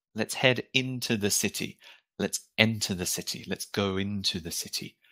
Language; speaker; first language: English; native; English